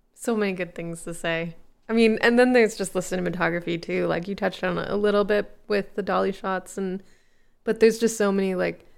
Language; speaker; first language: English; native; English